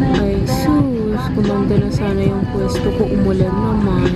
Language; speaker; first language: Filipino; early bilingual, heritage; Filipino